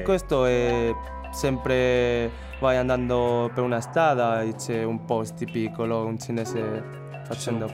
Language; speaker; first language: Italian; non-native, learner; Chinese